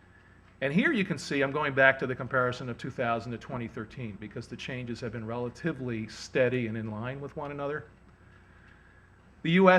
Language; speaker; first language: English; native; English